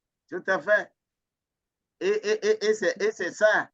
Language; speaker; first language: French; non-native, local second language; Ewe